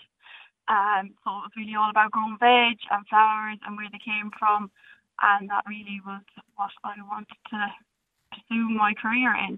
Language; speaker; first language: English; native; English